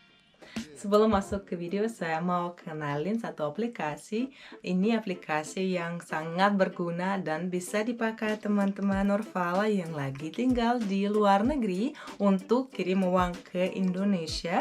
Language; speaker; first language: Indonesian; non-native, fluent; Russian